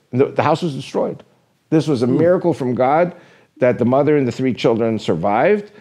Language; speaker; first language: English; native; English